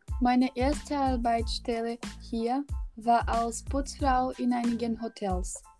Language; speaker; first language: German; non-native, learner; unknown